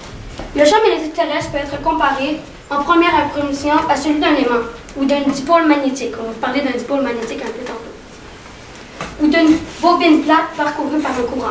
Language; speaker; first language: French; native; French